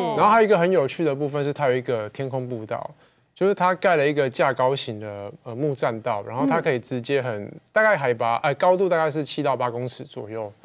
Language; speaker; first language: Chinese; native; Chinese